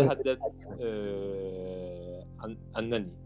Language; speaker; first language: Arabic; non-native, learner; Japanese